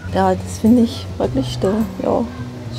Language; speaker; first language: German; non-native, fluent; Hungarian